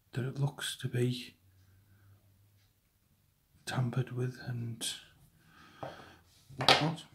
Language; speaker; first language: English; native; English